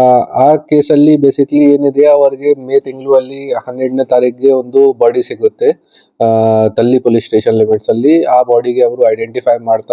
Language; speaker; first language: Kannada; non-native, local second language; Hindi